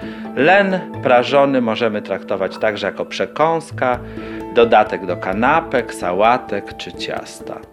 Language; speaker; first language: Polish; native; Polish